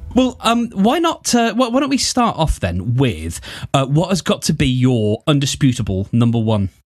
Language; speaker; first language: English; native; English